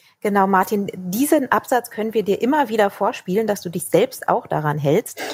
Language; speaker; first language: German; native; German